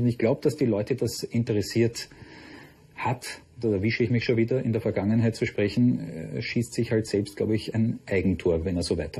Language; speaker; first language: German; native; German